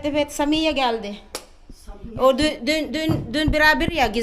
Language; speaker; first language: Turkish; non-native, learner; Filipino